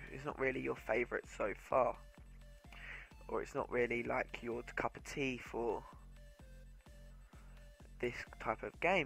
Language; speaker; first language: English; native; English